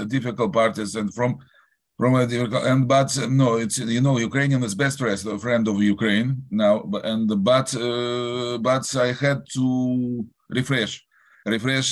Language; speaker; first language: English; non-native, learner; Russian